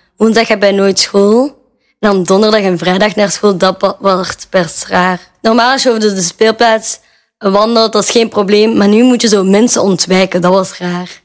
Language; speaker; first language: Dutch; native; Dutch